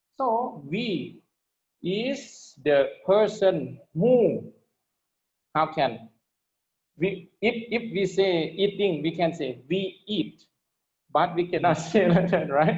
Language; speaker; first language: English; non-native, learner; Lao